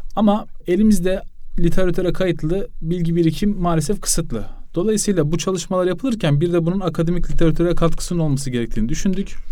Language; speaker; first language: Turkish; native; Turkish